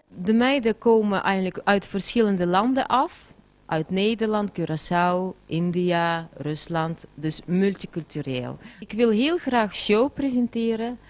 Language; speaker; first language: Dutch; non-native, fluent; Russian